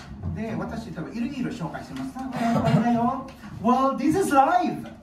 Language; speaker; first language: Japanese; non-native, learner; Filipino